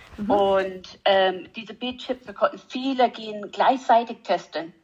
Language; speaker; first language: German; non-native, learner; English